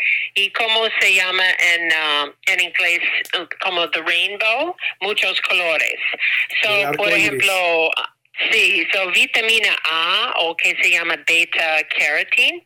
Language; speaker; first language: Spanish; non-native, learner; English